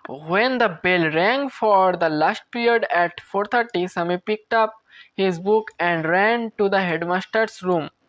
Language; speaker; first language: English; non-native, local second language; Bangla